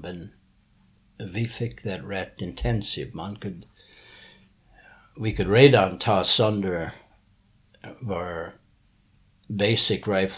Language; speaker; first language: Swedish; early bilingual, heritage; English